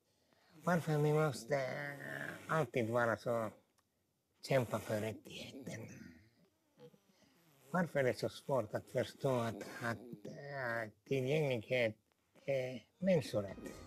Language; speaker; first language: Swedish; non-native, local second language; Finnish